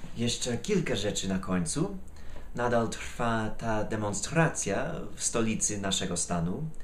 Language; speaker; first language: Polish; non-native, fluent; English